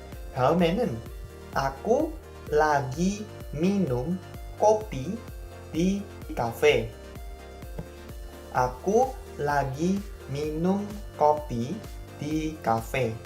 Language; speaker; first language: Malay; non-native, fluent; Korean